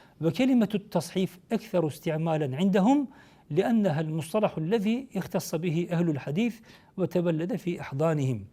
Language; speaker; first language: Arabic; non-native, fluent; Turkish